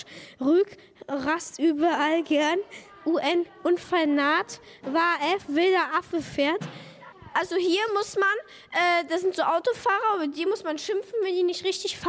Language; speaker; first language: German; native; German